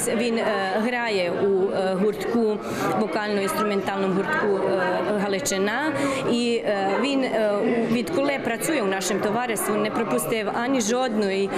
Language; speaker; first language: Ukrainian; early bilingual, heritage; Ukrainian